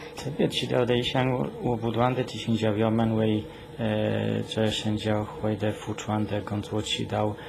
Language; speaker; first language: Chinese; non-native, fluent; Polish